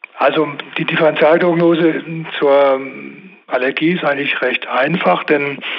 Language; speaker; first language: German; native; German